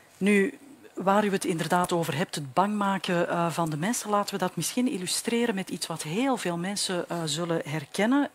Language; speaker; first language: Dutch; native; Dutch